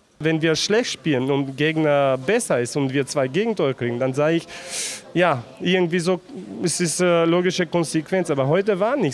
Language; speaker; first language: German; non-native, fluent; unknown